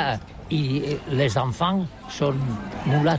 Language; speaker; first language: French; non-native, learner; Catalan